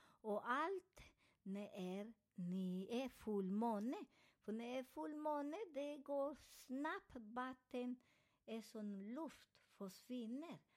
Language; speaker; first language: Swedish; non-native, fluent; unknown